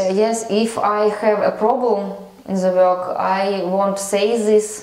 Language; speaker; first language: English; non-native, learner; Russian